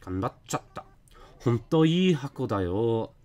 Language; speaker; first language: Japanese; non-native, learner; English